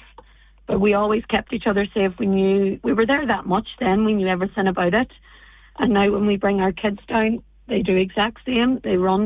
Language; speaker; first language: English; native; English